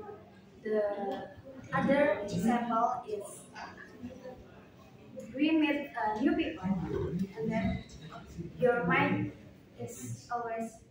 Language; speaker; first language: English; non-native, learner; Indonesian